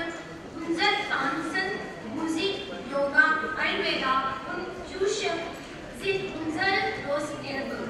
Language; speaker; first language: German; non-native, fluent; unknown